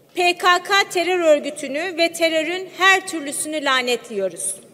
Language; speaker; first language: Turkish; native; Turkish